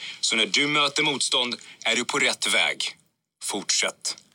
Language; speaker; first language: Swedish; native; Swedish